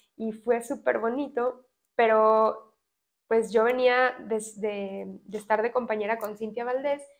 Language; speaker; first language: Spanish; native; Spanish